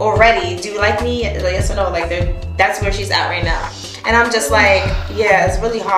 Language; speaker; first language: English; native; English